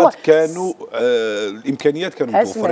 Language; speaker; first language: Arabic; native; Arabic